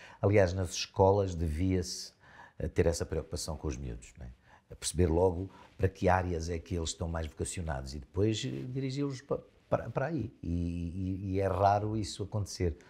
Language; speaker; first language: Portuguese; native; Portuguese